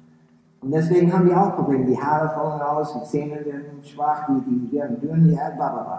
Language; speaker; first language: German; early bilingual, heritage; English